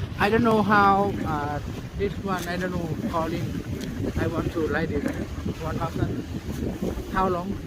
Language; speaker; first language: English; non-native, learner; Thai